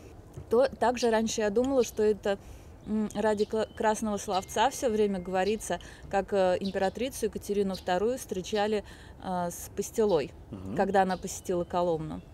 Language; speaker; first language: Russian; native; Russian